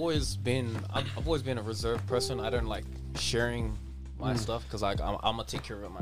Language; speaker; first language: English; native; English